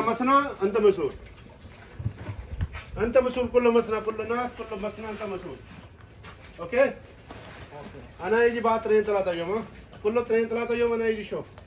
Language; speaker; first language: Arabic; non-native, learner; Urdu